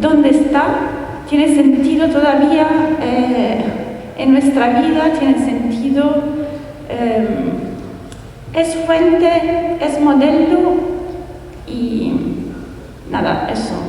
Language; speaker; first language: Spanish; non-native, fluent; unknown